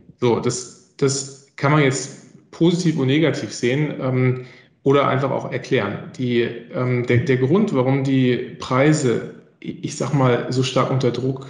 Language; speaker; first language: German; native; German